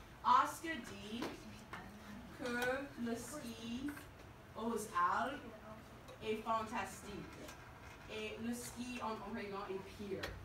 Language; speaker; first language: French; non-native, fluent; English